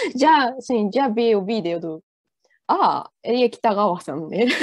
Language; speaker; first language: Portuguese; non-native, learner; Japanese